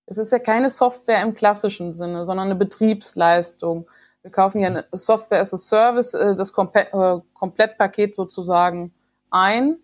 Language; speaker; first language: German; native; German